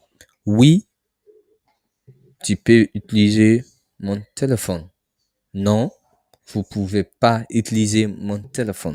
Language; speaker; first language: French; non-native, learner; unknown